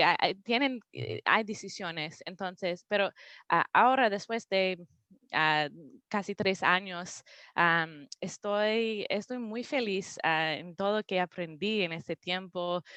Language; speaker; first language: Spanish; non-native, learner; English